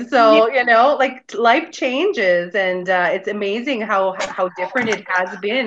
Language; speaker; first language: English; native; English